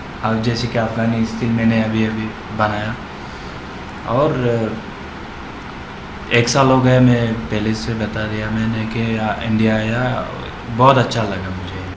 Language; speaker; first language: Hindi; non-native, learner; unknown